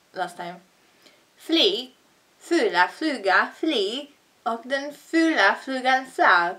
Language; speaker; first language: Swedish; non-native, learner; Italian